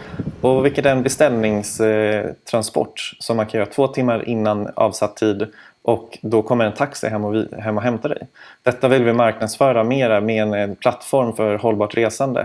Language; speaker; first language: Swedish; native; Swedish